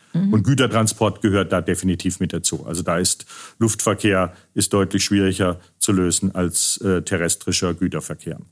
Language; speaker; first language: German; native; German